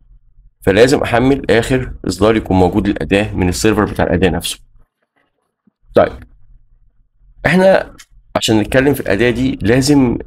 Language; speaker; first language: Arabic; native; Arabic